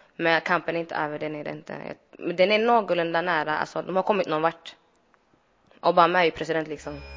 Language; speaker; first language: Swedish; early bilingual, other home language; Somali